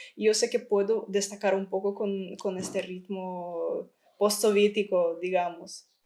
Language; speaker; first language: Spanish; non-native, fluent; Ukrainian